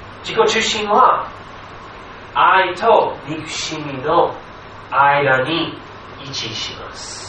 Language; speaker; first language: Japanese; non-native, fluent; English